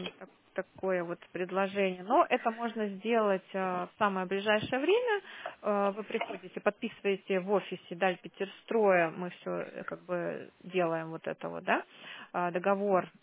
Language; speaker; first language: Russian; native; Russian